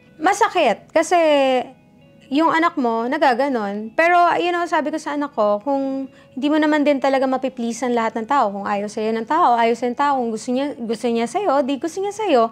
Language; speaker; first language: Filipino; early bilingual, heritage; Filipino